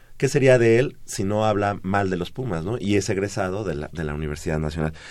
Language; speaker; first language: Spanish; native; Spanish